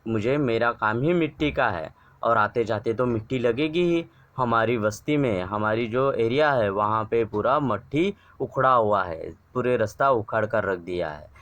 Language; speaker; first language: Hindi; non-native, local second language; Marathi